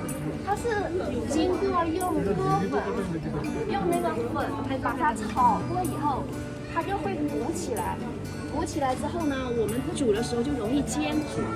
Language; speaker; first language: Chinese; native; Chinese